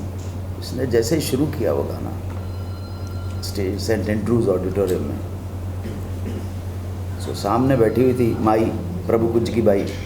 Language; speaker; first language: Hindi; native; Hindi